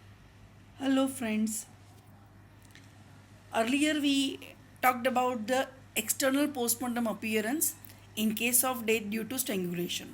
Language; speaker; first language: English; non-native, local second language; Gujarati